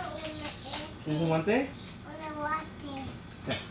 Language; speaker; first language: Spanish; native; Spanish